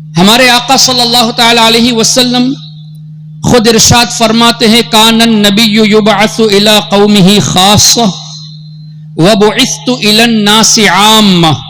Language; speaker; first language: Urdu; non-native, fluent; Memoni